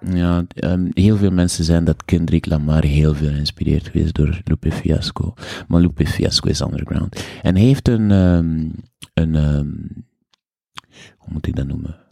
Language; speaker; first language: Dutch; native; Dutch